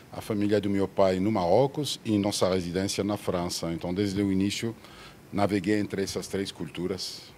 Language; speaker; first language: Portuguese; non-native, fluent; French